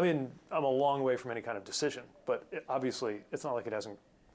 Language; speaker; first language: English; native; English